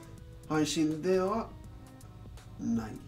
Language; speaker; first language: Japanese; non-native, learner; English